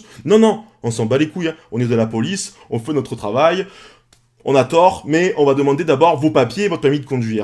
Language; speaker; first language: French; native; French